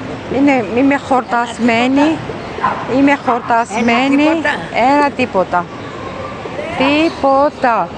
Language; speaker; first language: Greek; non-native, learner; Armenian